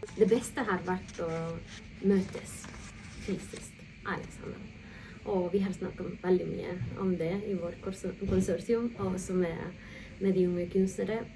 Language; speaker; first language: Norwegian; non-native, fluent; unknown